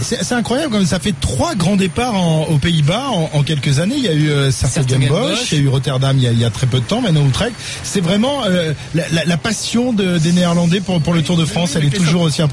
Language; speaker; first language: French; native; French